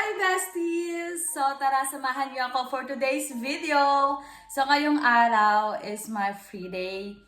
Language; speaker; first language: Filipino; non-native, local second language; Hiligaynon